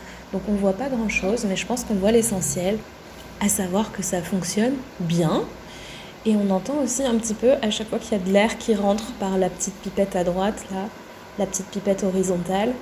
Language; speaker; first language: French; native; French